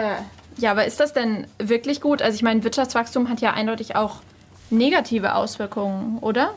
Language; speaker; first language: German; native; German